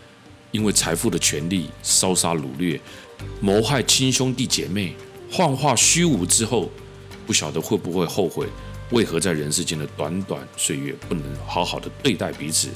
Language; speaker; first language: Chinese; native; Chinese